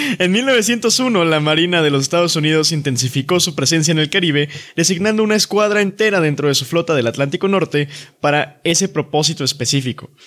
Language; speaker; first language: Spanish; native; Spanish